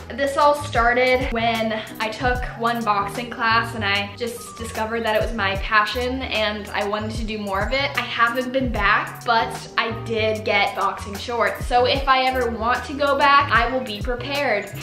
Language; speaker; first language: English; native; English